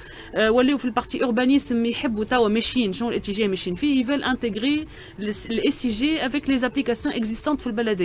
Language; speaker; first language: Arabic; native; Arabic